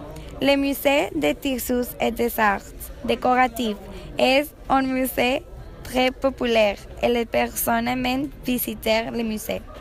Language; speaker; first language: French; non-native, learner; Spanish